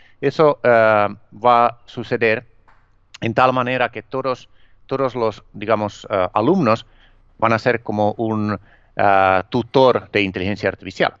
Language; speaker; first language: Spanish; non-native, fluent; Finnish